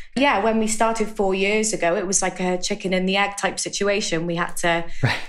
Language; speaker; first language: English; native; English